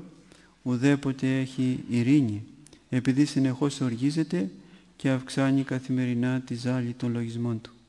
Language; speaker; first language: Greek; native; Greek